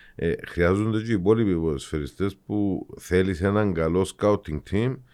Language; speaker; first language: Greek; native; Greek